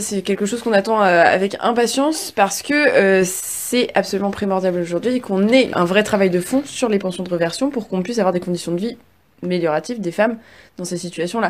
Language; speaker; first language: French; native; French